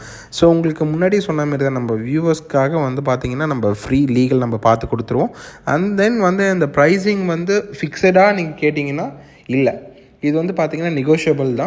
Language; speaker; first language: Tamil; native; Tamil